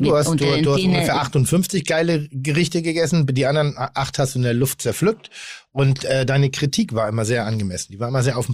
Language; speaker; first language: German; native; German